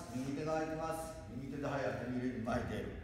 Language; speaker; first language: Japanese; native; Japanese